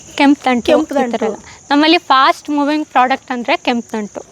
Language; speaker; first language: Kannada; non-native, local second language; Marathi